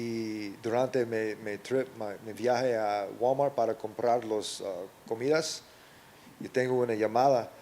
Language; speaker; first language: Spanish; non-native, learner; English